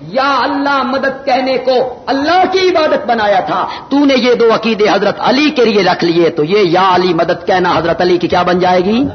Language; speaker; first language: Urdu; non-native, local second language; Punjabi